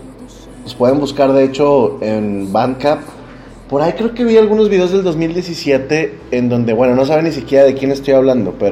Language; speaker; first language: Spanish; native; Spanish